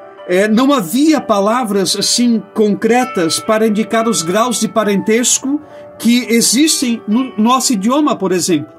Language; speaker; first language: Portuguese; native; Portuguese